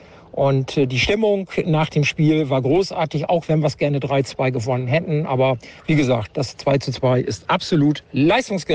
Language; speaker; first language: German; native; German